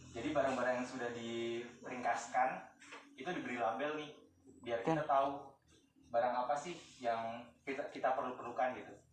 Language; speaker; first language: Indonesian; native; Indonesian